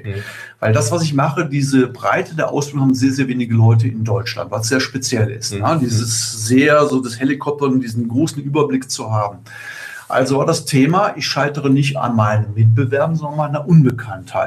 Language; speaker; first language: German; native; German